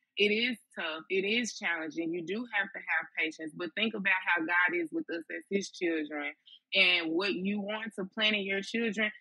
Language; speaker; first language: English; native; English